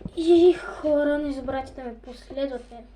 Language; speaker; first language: Bulgarian; native; Bulgarian